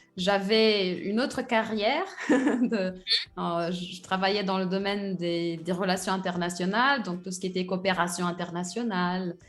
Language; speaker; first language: French; early bilingual, other home language; Portuguese